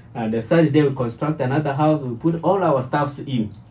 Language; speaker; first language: English; non-native, learner; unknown